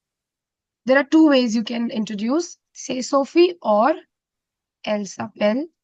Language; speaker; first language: French; non-native, fluent; Hindi